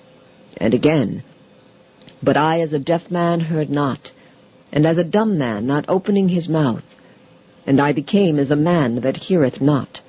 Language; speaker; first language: English; native; English